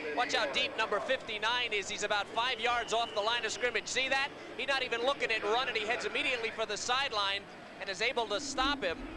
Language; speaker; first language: English; native; English